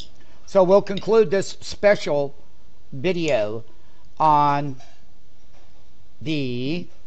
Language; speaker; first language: English; native; English